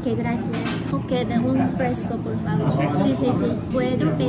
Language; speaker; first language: Spanish; non-native, learner; Korean